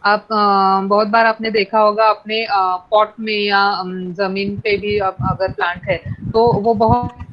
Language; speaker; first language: Hindi; non-native, local second language; Marathi